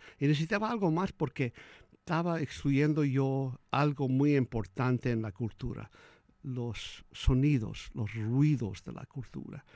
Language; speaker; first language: Spanish; early bilingual, heritage; Spanish